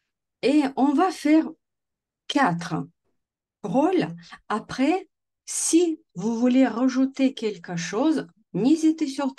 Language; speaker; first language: French; non-native, fluent; Russian